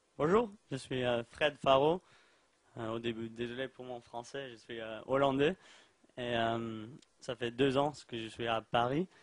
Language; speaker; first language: French; non-native, learner; Dutch